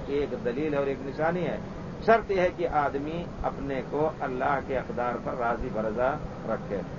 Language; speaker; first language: Urdu; native; Urdu